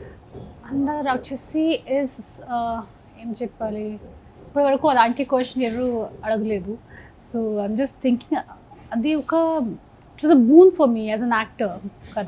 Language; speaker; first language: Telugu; non-native, local second language; Hindi